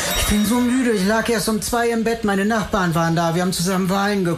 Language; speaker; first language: German; native; German